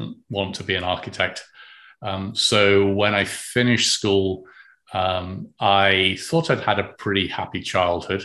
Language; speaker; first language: English; native; English